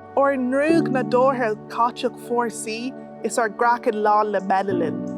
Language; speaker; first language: Irish; non-native, local second language; English